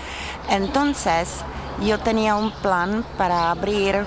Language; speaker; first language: Spanish; non-native, learner; Czech